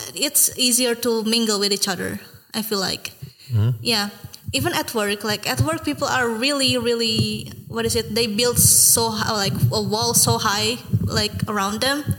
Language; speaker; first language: English; non-native, fluent; Indonesian